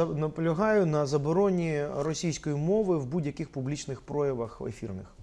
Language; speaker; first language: Ukrainian; non-native, local second language; Russian